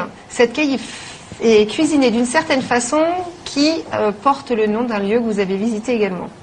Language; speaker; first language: French; native; French